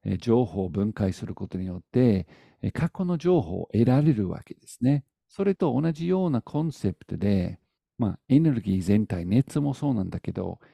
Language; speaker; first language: Japanese; non-native, fluent; English